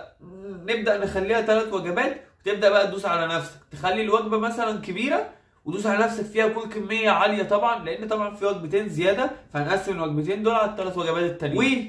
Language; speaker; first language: Arabic; native; Arabic